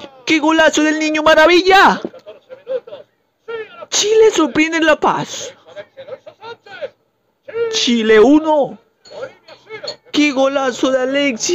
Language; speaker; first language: Spanish; native; Spanish